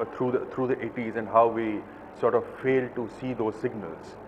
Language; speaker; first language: English; non-native, local second language; Kashmiri